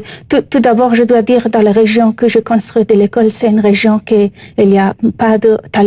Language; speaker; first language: French; non-native, learner; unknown